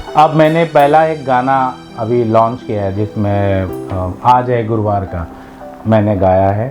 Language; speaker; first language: Hindi; non-native, local second language; Malayalam